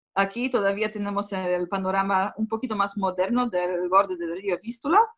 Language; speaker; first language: Spanish; non-native, fluent; Polish